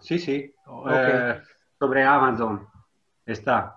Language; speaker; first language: Spanish; non-native, learner; Italian